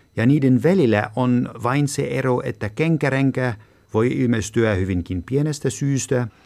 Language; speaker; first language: Finnish; non-native, fluent; German